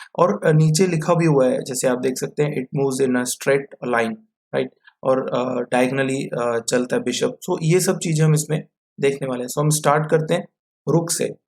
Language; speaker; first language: Hindi; non-native, local second language; Marathi